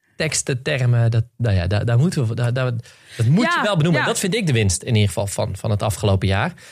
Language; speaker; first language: Dutch; native; Dutch